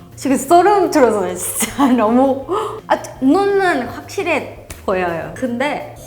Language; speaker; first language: Korean; non-native, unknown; Thai